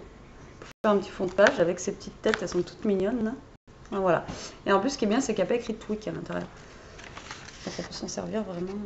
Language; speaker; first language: French; native; French